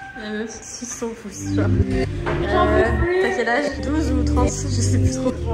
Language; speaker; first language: French; native; French